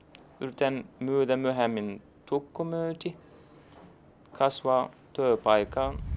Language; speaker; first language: Finnish; non-native, learner; Turkish